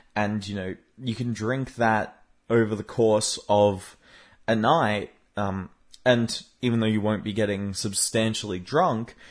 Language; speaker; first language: English; native; English